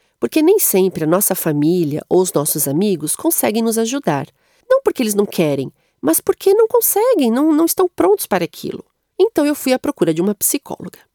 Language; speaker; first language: Portuguese; native; Portuguese